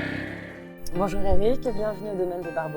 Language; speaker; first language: French; native; French